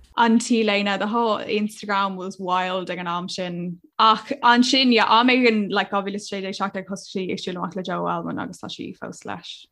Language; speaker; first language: Irish; non-native, local second language; English